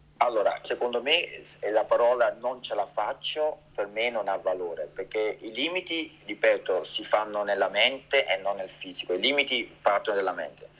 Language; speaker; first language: Italian; early bilingual, heritage; Italian